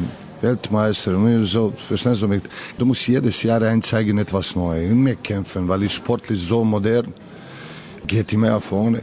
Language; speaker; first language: German; non-native, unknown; Serbian